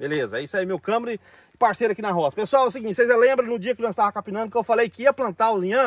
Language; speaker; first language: Portuguese; native; Portuguese